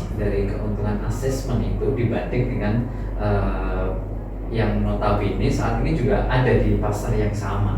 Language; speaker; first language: Indonesian; non-native, local second language; Javanese